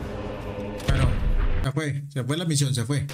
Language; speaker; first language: Spanish; native; Spanish